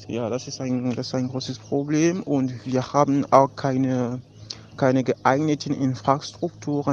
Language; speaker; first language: German; non-native, fluent; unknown